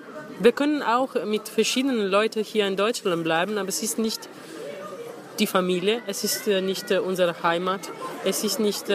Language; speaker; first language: German; non-native, fluent; Italian